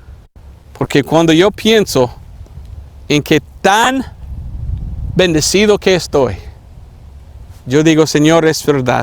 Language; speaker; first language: Spanish; non-native, fluent; English